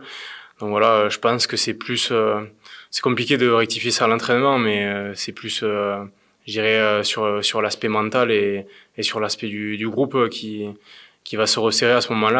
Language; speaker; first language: French; native; French